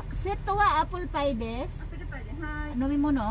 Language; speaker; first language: Japanese; non-native, learner; Filipino